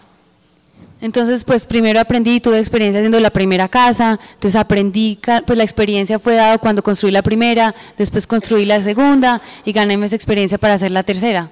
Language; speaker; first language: Spanish; native; Spanish